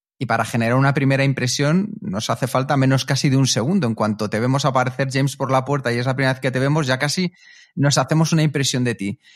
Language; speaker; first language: Spanish; native; Spanish